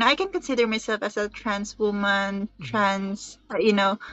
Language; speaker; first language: English; non-native, local second language; Filipino